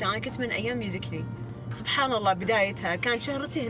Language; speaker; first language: Arabic; native; Arabic